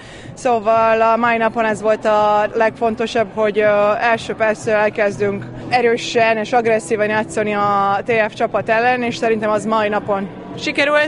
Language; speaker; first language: Hungarian; non-native, fluent; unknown